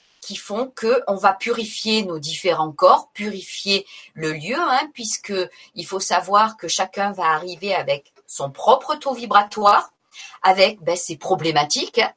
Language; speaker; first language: French; native; French